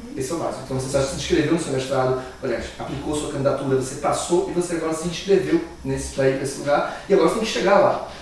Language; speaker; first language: Portuguese; native; Portuguese